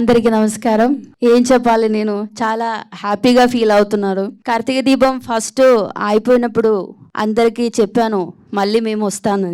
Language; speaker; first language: Telugu; non-native, fluent; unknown